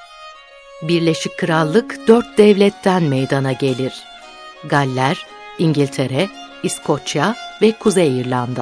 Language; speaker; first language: Turkish; native; Turkish